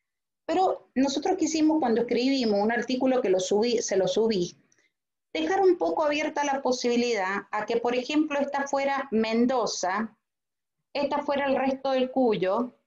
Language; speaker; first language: Spanish; native; Spanish